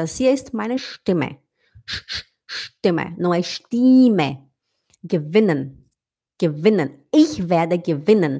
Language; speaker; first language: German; non-native, fluent; Portuguese